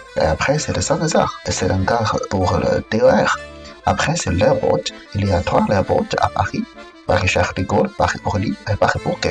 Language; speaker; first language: French; non-native, learner; Chinese